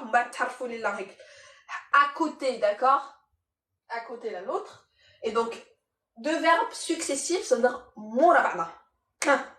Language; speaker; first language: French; non-native, local second language; Arabic